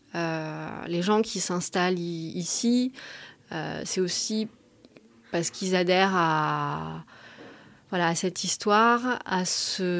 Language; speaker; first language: French; native; French